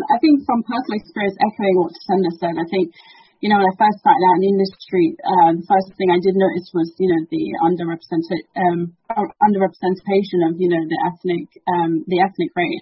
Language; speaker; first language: English; early bilingual, other home language; Persian